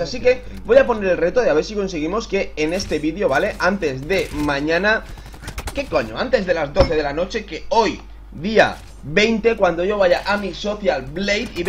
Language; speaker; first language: Spanish; native; Spanish